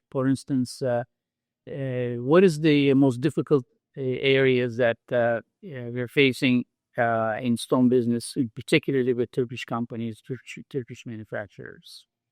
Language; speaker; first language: English; non-native, fluent; Turkish